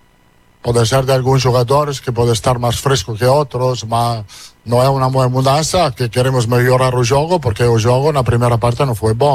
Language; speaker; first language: Portuguese; non-native, learner; Italian